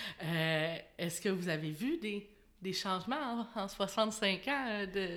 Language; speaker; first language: French; native; French